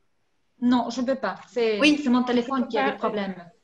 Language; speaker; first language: French; non-native, fluent; Spanish